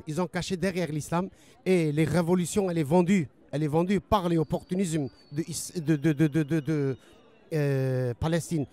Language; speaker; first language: French; non-native, learner; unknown